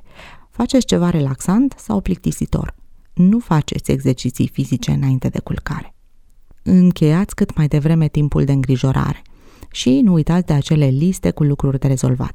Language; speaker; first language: Romanian; native; Romanian